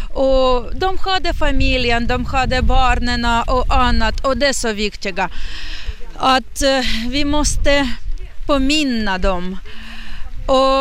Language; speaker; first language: Swedish; non-native, learner; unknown